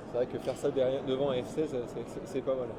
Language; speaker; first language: French; native; French